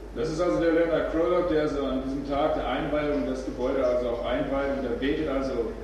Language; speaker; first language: German; native; German